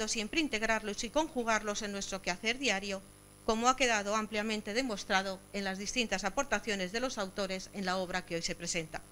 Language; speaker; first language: Spanish; native; Spanish